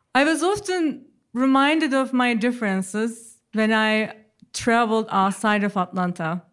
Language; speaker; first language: English; non-native, fluent; Turkish